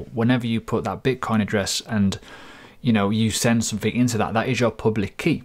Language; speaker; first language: English; native; English